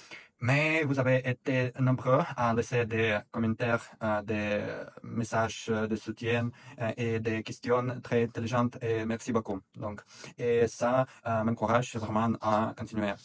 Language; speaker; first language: French; non-native, fluent; Russian